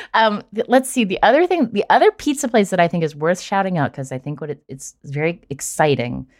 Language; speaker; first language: English; native; English